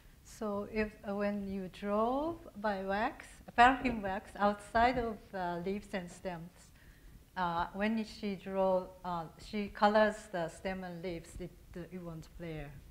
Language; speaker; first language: English; non-native, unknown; Japanese